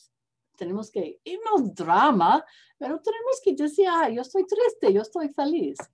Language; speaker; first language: Spanish; non-native, learner; English